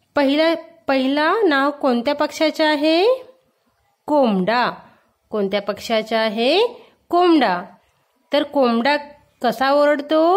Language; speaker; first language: Marathi; non-native, local second language; Hindi